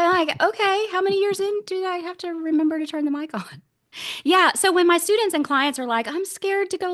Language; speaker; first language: English; native; English